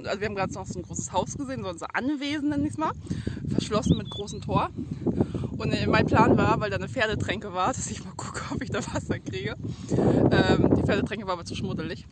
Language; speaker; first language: German; native; German